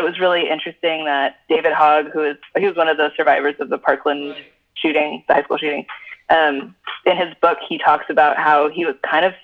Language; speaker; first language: English; native; English